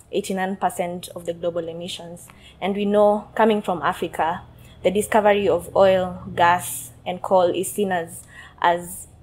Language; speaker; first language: English; non-native, local second language; Kalenjin